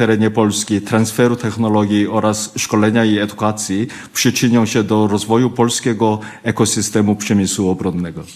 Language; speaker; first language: Polish; non-native, fluent; Korean